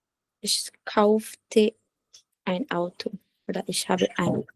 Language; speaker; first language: German; non-native, learner; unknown